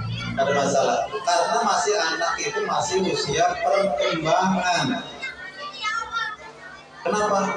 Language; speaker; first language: Indonesian; non-native, local second language; Banjar